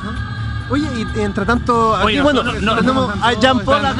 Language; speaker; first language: Spanish; native; Spanish